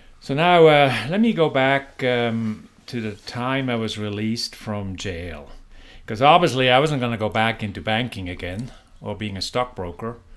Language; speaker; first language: English; non-native, fluent; German